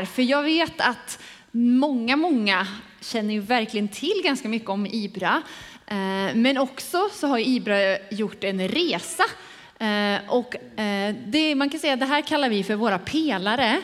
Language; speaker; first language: Swedish; native; Swedish